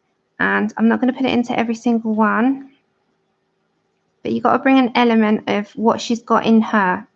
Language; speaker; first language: English; native; English